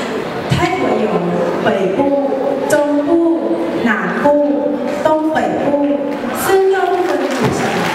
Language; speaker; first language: Chinese; non-native, learner; Thai